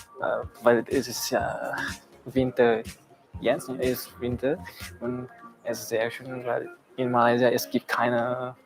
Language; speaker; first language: German; non-native, learner; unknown